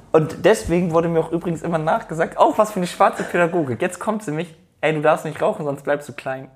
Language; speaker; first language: German; early bilingual, other home language; Turkish